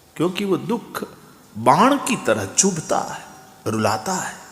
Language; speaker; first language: Hindi; non-native, local second language; Gujarati